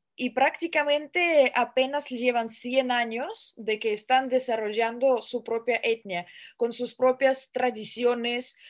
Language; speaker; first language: Spanish; non-native, fluent; Russian